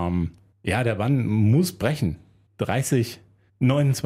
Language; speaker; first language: German; native; German